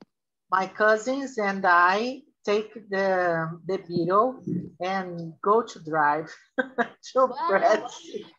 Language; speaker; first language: English; non-native, learner; Portuguese